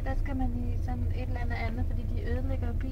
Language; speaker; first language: Danish; native; Danish